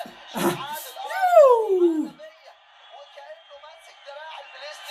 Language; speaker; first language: Arabic; native; Arabic